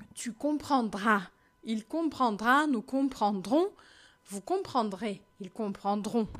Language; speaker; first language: French; non-native, fluent; Portuguese